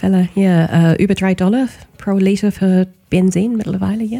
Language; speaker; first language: German; non-native, fluent; English